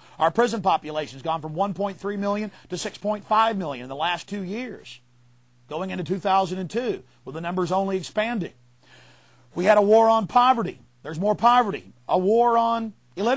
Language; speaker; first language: English; native; English